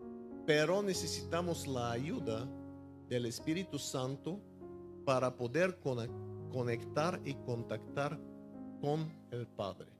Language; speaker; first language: Spanish; non-native, fluent; Bulgarian